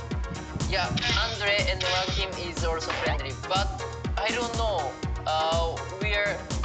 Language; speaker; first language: English; non-native, learner; Japanese